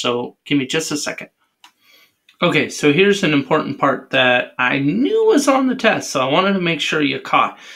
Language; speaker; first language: English; native; English